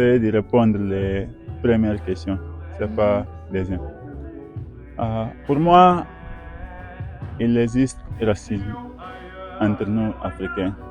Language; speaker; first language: French; non-native, learner; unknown